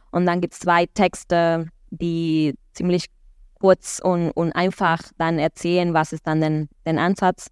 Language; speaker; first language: German; non-native, fluent; Spanish